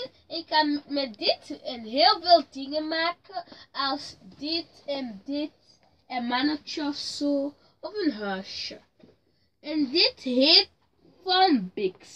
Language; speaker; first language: Dutch; early bilingual, other home language; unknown